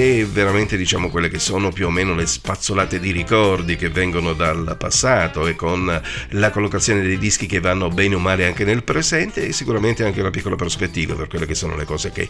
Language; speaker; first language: Italian; native; Italian